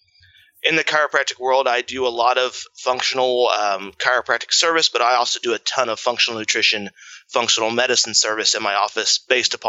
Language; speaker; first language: English; native; English